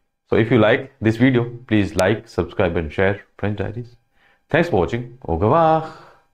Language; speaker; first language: English; non-native, local second language; Hindi